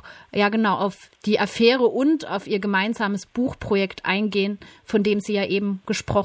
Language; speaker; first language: German; native; German